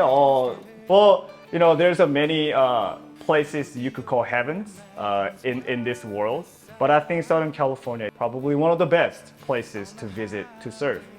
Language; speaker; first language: English; early bilingual, other home language; Korean